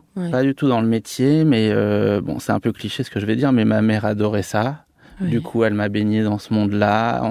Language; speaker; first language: French; native; French